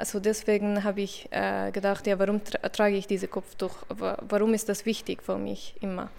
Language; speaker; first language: German; non-native, learner; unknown